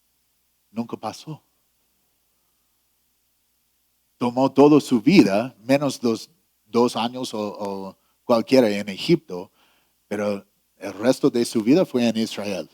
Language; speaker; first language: Spanish; non-native, fluent; English